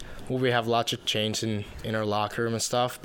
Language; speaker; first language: English; non-native, fluent; Finnish